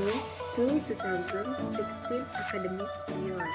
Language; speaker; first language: English; non-native, learner; Indonesian